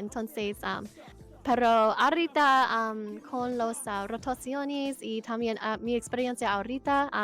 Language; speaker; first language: Spanish; non-native, learner; English